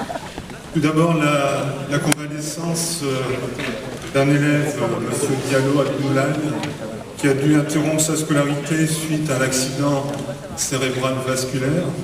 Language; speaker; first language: French; native; French